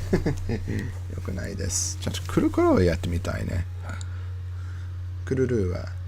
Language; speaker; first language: Japanese; non-native, learner; English